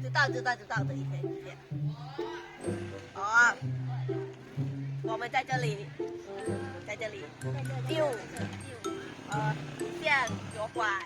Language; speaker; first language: Chinese; non-native, learner; Thai